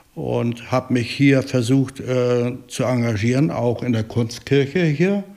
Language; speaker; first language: German; native; German